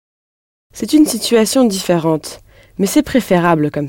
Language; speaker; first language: French; non-native, learner; English